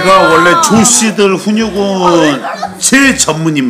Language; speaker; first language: Korean; native; Korean